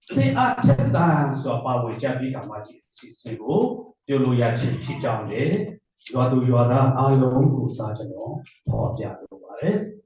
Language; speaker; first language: Burmese; non-native, local second language; Hakha Chin